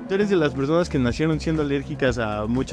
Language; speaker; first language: Spanish; native; Spanish